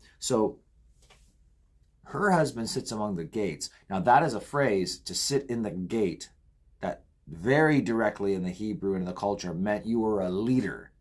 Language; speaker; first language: English; native; English